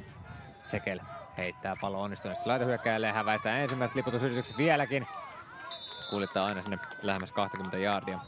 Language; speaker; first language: Finnish; native; Finnish